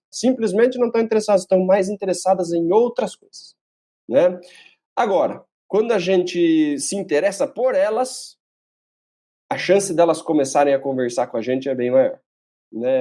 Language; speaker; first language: Portuguese; native; Portuguese